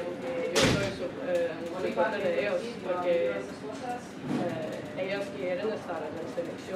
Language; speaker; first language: Spanish; non-native, learner; Norwegian